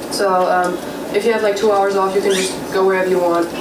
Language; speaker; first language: English; non-native, fluent; German